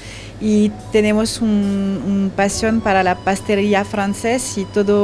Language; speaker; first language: Spanish; non-native, learner; French